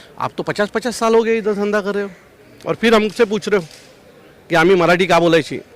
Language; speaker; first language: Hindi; non-native, local second language; Marathi